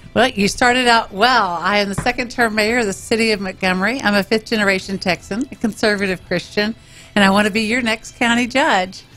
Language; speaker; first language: English; native; English